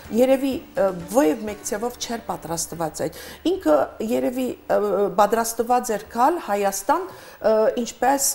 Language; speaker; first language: Armenian; early bilingual, heritage; Armenian